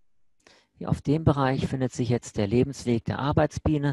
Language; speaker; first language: German; native; German